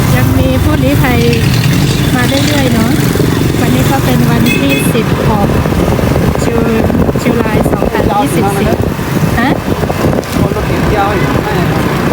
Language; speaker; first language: Thai; non-native, fluent; Shan